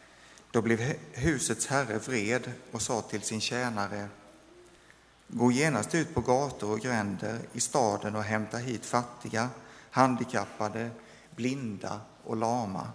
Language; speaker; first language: Swedish; native; Swedish